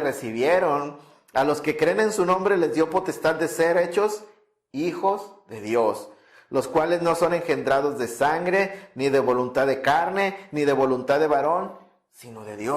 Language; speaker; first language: Spanish; native; Spanish